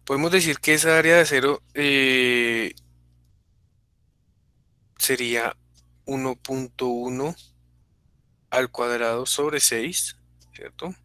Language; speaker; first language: Spanish; native; Spanish